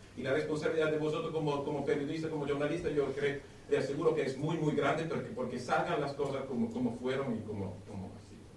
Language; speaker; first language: Spanish; non-native, fluent; Italian